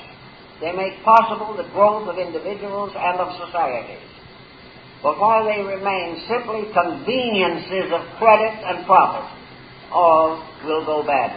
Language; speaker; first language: English; native; English